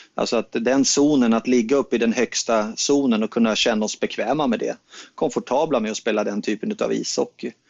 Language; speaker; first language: Swedish; native; Swedish